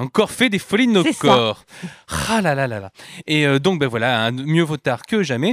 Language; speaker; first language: French; native; French